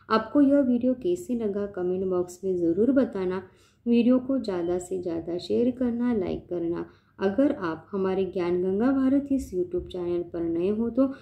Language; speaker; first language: Hindi; non-native, local second language; Marathi